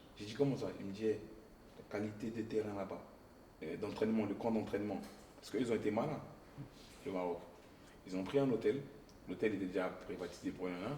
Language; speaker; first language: French; early bilingual, other home language; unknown